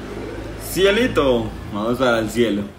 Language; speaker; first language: Spanish; native; Spanish